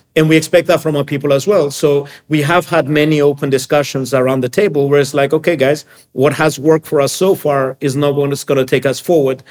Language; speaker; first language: English; early bilingual, other home language; Greek